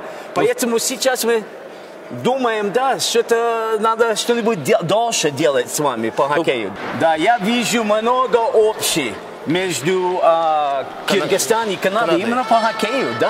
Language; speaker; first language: Russian; non-native, learner; English